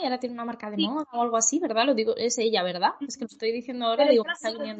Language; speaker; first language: Spanish; native; Spanish